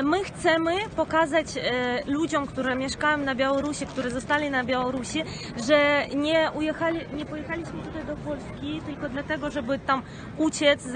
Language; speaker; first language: Polish; non-native, fluent; Russian